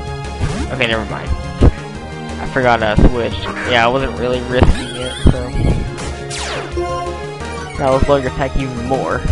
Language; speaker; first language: English; native; English